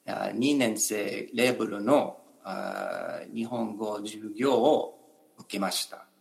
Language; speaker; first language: Japanese; non-native, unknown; English